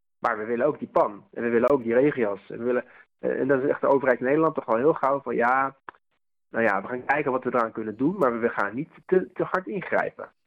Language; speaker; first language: Dutch; native; Dutch